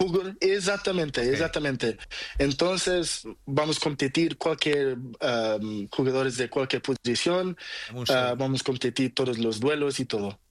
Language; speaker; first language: Spanish; non-native, learner; Portuguese